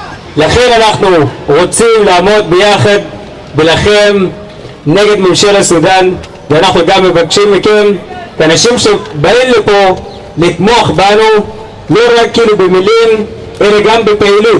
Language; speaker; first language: Hebrew; non-native, fluent; Arabic